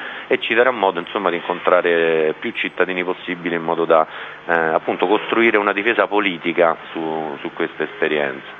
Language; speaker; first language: Italian; native; Italian